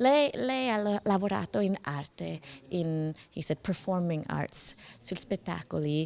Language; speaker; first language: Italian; non-native, learner; English